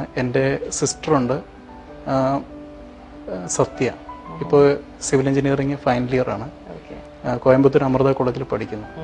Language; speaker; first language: Malayalam; native; Malayalam